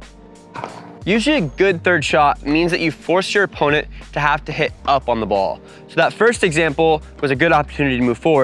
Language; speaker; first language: English; native; English